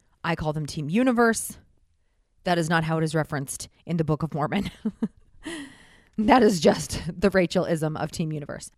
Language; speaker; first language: English; native; English